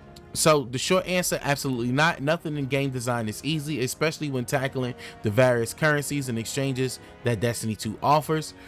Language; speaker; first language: English; native; English